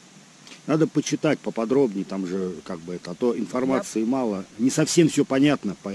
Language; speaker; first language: Russian; native; Russian